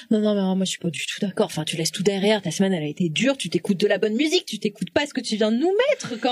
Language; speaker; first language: French; native; French